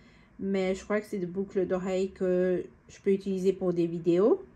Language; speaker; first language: French; non-native, fluent; Spanish